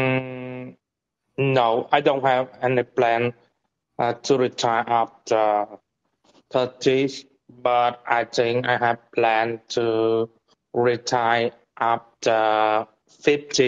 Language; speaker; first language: English; non-native, learner; Vietnamese